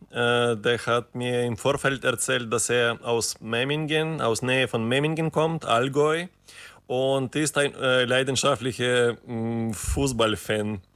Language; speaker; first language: German; non-native, fluent; Ukrainian